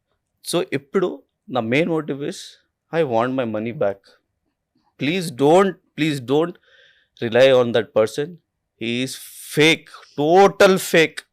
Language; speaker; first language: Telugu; non-native, local second language; Urdu